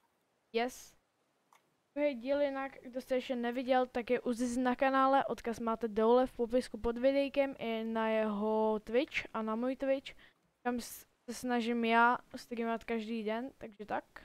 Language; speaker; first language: Czech; native; Czech